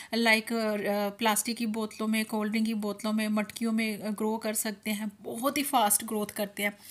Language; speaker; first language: Hindi; non-native, local second language; Punjabi